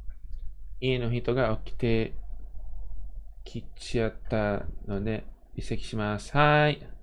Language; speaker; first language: Japanese; non-native, fluent; English